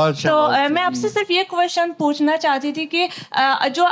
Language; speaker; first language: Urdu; non-native, learner; Persian